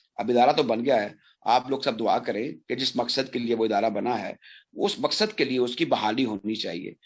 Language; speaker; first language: Urdu; non-native, local second language; Punjabi